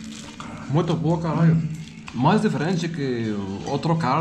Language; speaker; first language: Portuguese; non-native, learner; Arabic